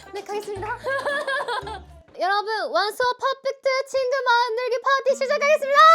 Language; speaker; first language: Korean; non-native, fluent; Japanese